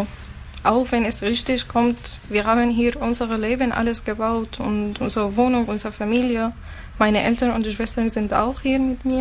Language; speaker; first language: German; non-native, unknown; Arabic